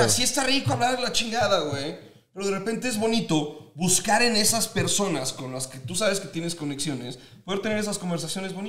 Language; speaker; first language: Spanish; native; Spanish